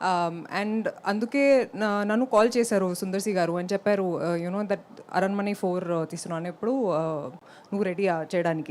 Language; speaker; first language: Telugu; non-native, local second language; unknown